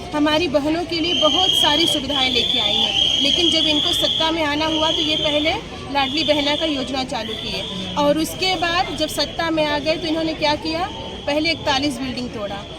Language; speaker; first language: Hindi; native; Hindi